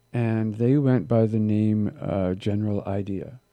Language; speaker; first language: English; native; English